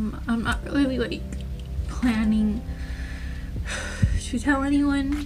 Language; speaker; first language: English; native; English